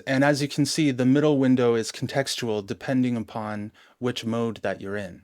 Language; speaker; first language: English; native; English